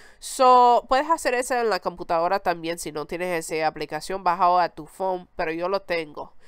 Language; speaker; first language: Spanish; early bilingual, heritage; Spanish